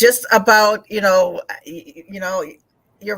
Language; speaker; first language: English; native; English